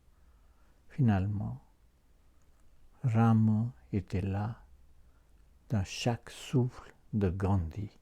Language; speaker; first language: French; non-native, fluent; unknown